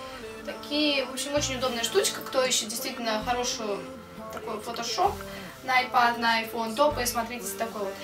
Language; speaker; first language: Russian; native; Russian